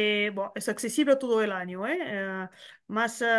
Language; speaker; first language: Spanish; non-native, learner; French